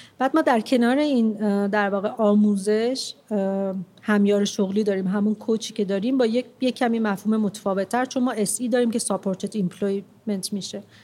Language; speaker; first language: Persian; non-native, local second language; Armenian